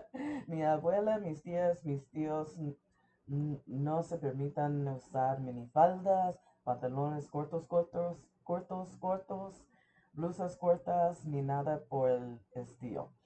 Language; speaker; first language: Spanish; early bilingual, heritage; English